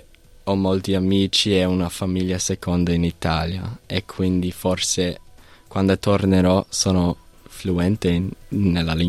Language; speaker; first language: Italian; non-native, learner; English